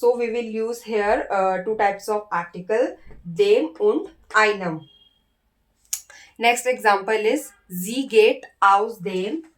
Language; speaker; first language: German; non-native, learner; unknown